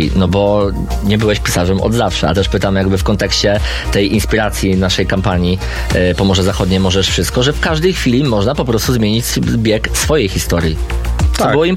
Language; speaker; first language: Polish; native; Polish